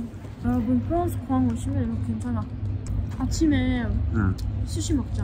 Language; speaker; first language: Korean; native; Korean